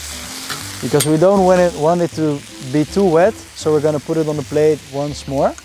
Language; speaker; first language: English; non-native, fluent; Dutch